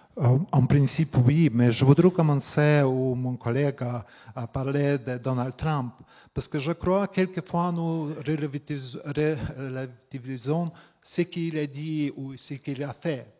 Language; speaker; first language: French; non-native, fluent; Latvian